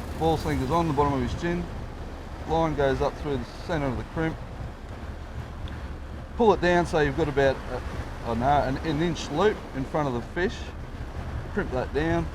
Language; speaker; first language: English; native; English